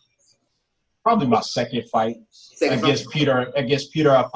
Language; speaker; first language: English; native; English